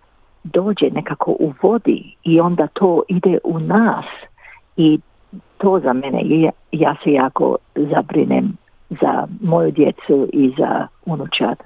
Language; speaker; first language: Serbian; early bilingual, heritage; English